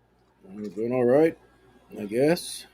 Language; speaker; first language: English; native; English